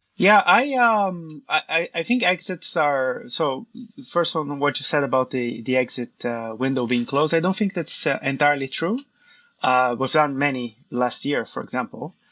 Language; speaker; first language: English; non-native, fluent; Portuguese